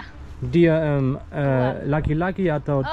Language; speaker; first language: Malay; non-native, learner; English